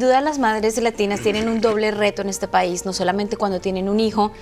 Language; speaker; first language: Spanish; native; Spanish